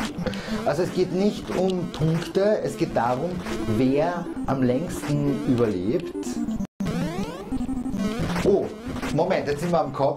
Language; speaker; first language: German; native; German